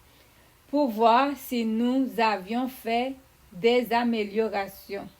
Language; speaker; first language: French; non-native, fluent; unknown